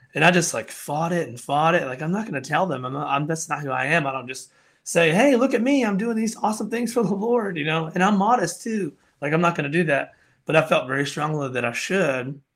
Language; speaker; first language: English; native; English